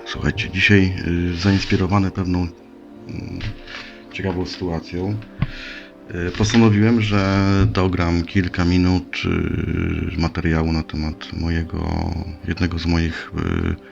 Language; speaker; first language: Polish; native; Polish